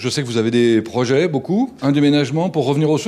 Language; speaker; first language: French; native; French